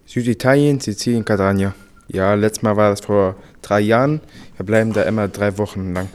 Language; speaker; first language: German; early bilingual, other home language; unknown